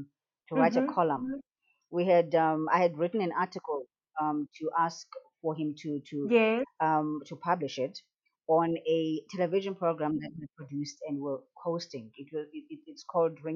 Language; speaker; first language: English; non-native, local second language; Xhosa